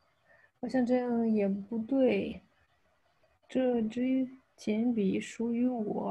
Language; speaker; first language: Chinese; non-native, fluent; Russian